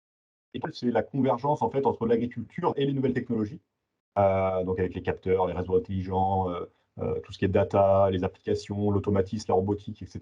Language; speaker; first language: French; native; French